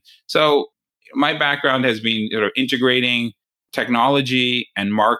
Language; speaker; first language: English; native; English